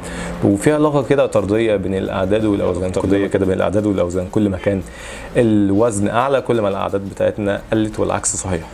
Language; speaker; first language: Arabic; native; Arabic